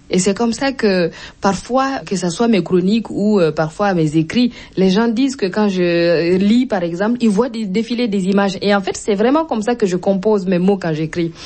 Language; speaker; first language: French; non-native, local second language; Mossi